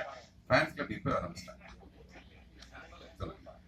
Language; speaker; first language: Tamil; native; Tamil